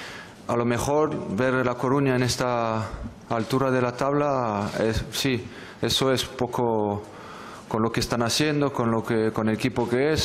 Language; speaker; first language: Spanish; non-native, fluent; French